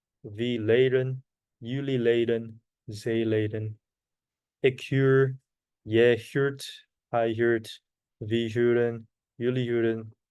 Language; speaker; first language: Dutch; non-native, learner; Korean